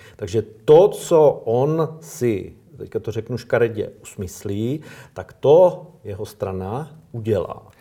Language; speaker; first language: Czech; native; Czech